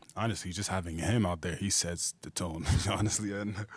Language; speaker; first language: English; native; English